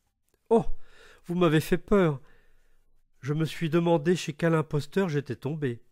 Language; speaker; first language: French; native; French